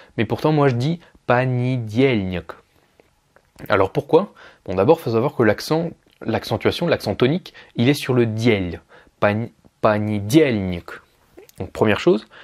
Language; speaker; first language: French; native; French